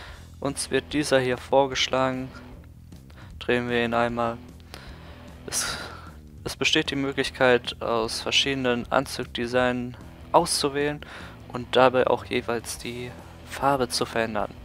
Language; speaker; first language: German; native; German